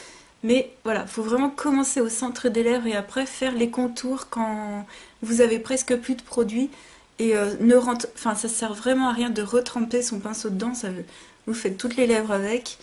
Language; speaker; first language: French; native; French